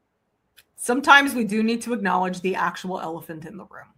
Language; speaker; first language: English; native; English